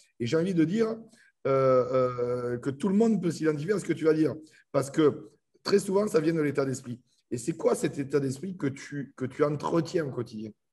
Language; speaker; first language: French; native; French